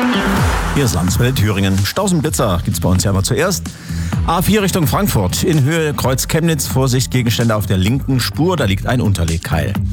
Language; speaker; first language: German; native; German